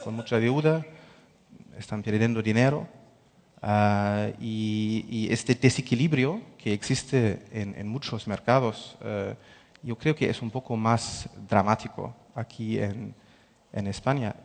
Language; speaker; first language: Spanish; non-native, fluent; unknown